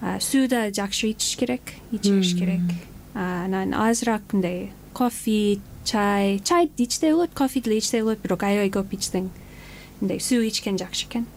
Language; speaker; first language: Kyrgyz; non-native, fluent; English